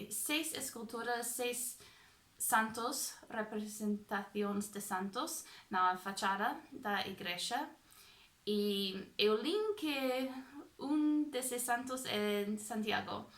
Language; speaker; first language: Portuguese; non-native, fluent; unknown